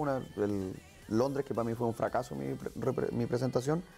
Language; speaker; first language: Spanish; native; Spanish